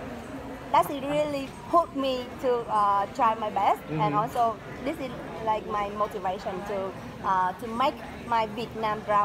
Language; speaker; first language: English; non-native, learner; Vietnamese